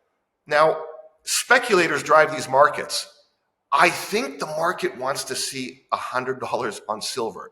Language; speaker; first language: English; native; English